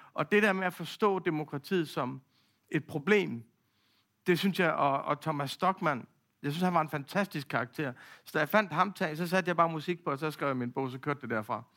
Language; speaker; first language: Danish; native; Danish